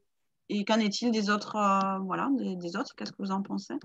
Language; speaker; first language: French; native; French